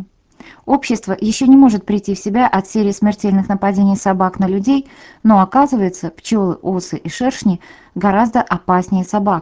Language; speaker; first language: Russian; native; Russian